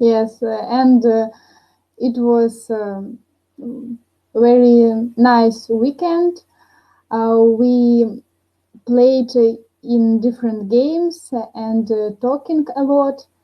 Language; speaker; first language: English; non-native, learner; Russian